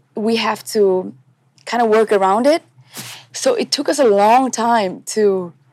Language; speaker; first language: English; non-native, fluent; Tamil